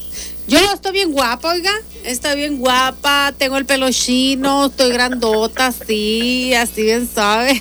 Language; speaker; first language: Spanish; native; Spanish